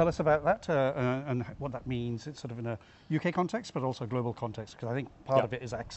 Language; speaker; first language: English; native; English